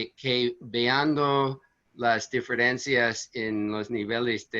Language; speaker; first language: Spanish; non-native, fluent; English